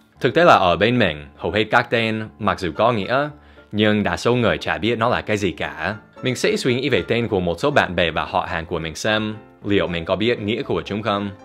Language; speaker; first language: Vietnamese; non-native, fluent; English